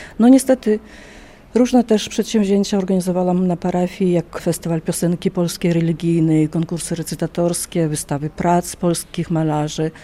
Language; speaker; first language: Polish; early bilingual, heritage; Polish